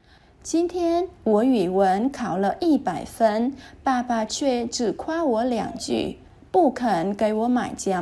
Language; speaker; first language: Chinese; non-native, learner; Vietnamese